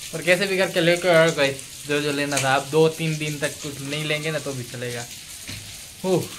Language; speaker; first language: Hindi; non-native, local second language; Gujarati